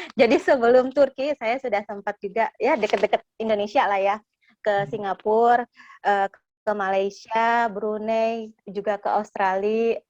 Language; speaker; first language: Indonesian; native; Indonesian